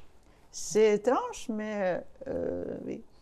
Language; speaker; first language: French; non-native, learner; Russian